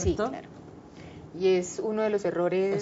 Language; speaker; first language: Spanish; native; Spanish